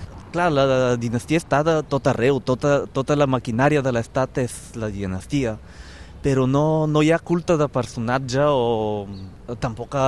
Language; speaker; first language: Catalan; non-native, fluent; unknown